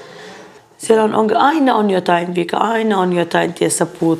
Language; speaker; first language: Finnish; non-native, fluent; Arabic